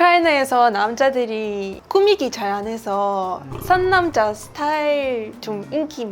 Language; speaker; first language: Korean; non-native, fluent; Ukrainian